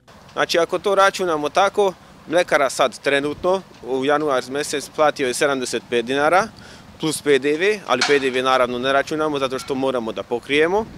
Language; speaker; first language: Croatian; non-native, local second language; Hungarian